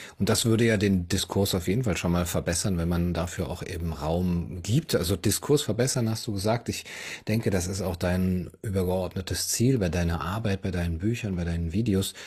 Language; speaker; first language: German; native; German